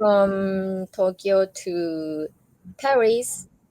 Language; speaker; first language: English; non-native, learner; Japanese